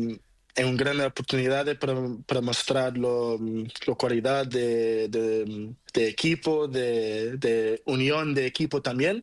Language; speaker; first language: Spanish; non-native, learner; Portuguese